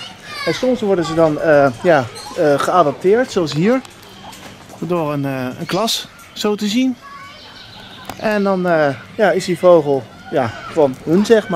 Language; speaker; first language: Dutch; native; Dutch